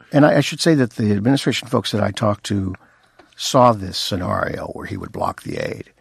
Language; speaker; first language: English; native; English